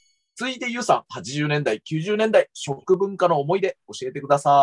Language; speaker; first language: Japanese; native; Japanese